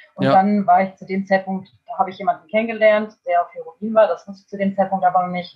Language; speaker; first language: German; native; German